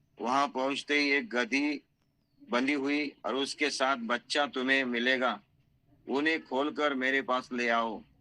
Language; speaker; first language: Hindi; non-native, local second language; Marathi